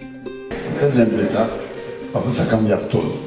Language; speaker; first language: Spanish; non-native, fluent; French